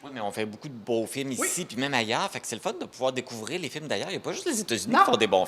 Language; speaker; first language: French; native; French